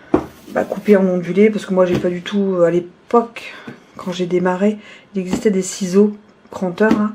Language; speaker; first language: French; native; French